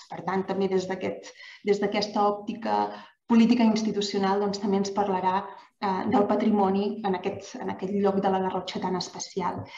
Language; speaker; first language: Catalan; native; Catalan